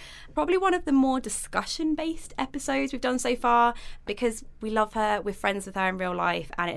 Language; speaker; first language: English; native; English